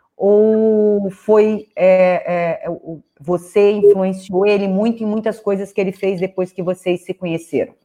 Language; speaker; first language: Portuguese; native; Portuguese